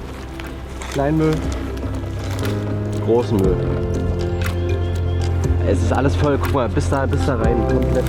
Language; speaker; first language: German; native; German